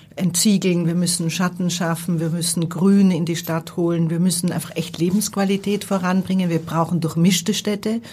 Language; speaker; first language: German; native; German